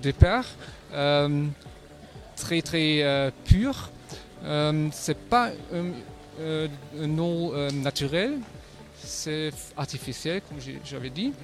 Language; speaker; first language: French; non-native, fluent; German